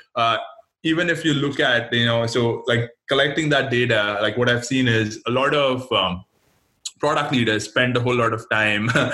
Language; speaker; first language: English; non-native, local second language; Hindi